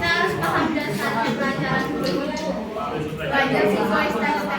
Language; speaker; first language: Malay; native; Malay